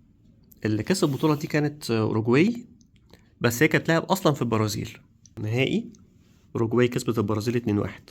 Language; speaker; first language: Arabic; native; Arabic